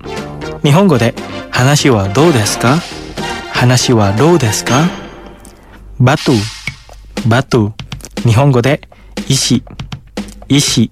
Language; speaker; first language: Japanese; non-native, fluent; Indonesian